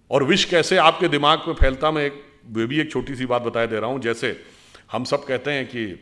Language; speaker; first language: Hindi; native; Hindi